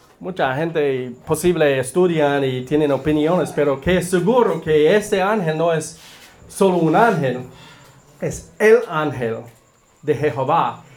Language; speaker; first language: Spanish; non-native, learner; English